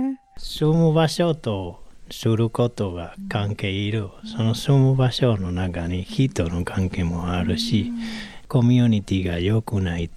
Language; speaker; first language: Japanese; non-native, learner; Spanish